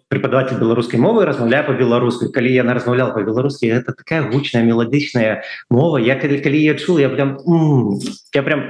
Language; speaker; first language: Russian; native; Russian